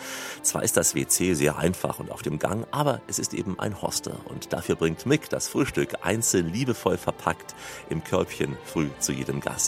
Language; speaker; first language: German; native; German